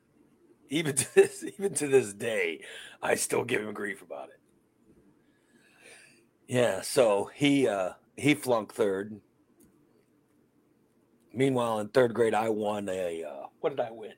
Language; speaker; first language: English; early bilingual, other home language; Spanish